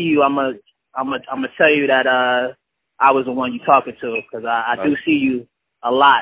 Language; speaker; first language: English; native; English